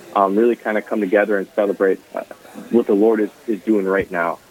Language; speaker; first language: English; native; English